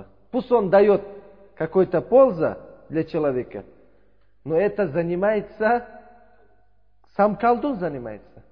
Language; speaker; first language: Russian; non-native, learner; Uzbek